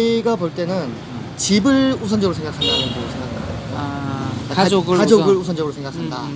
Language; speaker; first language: Korean; native; Korean